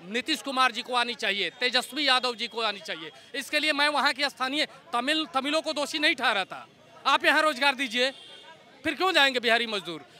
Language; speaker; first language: Hindi; native; Hindi